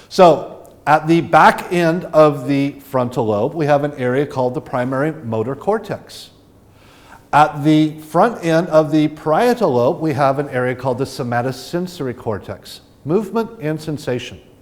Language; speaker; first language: English; native; English